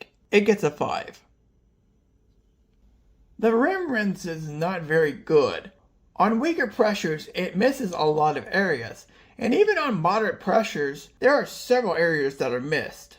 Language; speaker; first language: English; native; English